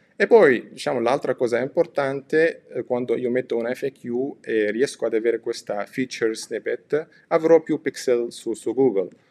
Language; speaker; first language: Italian; non-native, fluent; Arabic